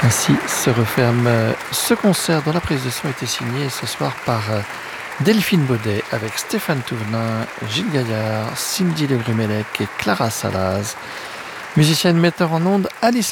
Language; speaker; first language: French; native; French